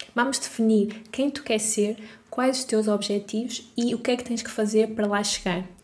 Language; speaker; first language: Portuguese; native; Portuguese